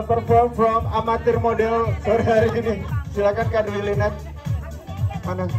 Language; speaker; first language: Indonesian; native; Indonesian